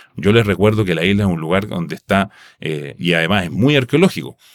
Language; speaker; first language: Spanish; non-native, local second language; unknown